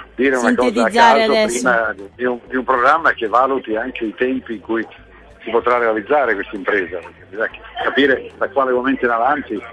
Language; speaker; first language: Italian; native; Italian